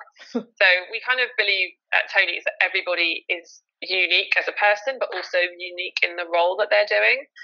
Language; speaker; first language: English; native; English